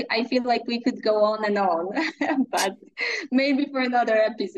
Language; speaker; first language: English; non-native, fluent; Polish